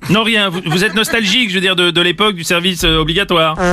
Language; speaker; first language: French; native; French